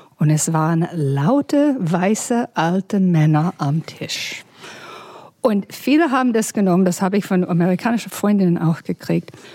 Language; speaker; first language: German; non-native, fluent; English